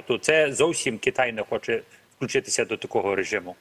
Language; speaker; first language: Ukrainian; early bilingual, heritage; Ukrainian